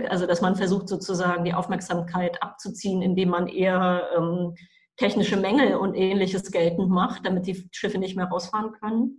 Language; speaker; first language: German; native; German